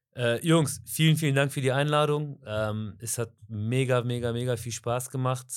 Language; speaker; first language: German; native; German